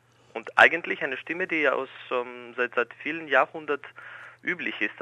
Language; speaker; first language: German; non-native, fluent; Greek